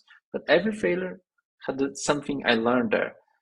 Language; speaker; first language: English; non-native, fluent; Portuguese